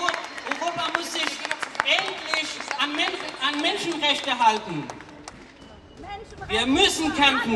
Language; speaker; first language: German; non-native, fluent; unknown